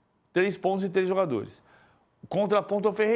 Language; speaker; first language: Portuguese; native; Portuguese